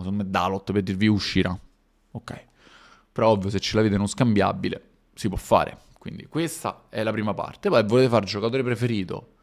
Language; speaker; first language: Italian; native; Italian